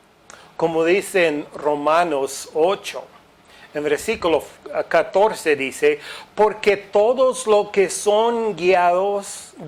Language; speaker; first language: Spanish; non-native, fluent; English